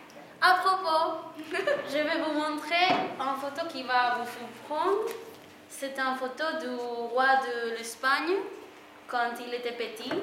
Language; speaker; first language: French; non-native, learner; Spanish